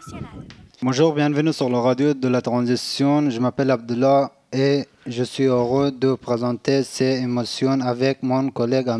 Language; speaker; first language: French; non-native, learner; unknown